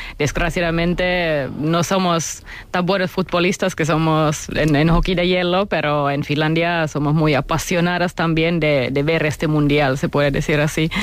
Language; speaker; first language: Spanish; non-native, fluent; Finnish